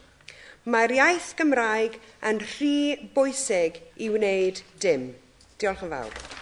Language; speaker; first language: Welsh; non-native, local second language; English